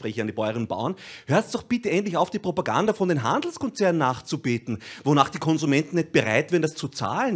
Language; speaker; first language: German; native; German